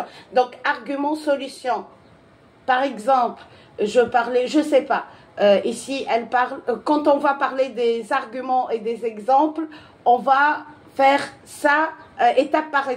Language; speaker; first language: French; non-native, local second language; Arabic